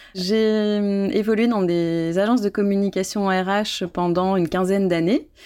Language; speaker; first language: French; native; French